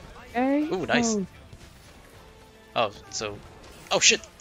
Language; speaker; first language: English; native; English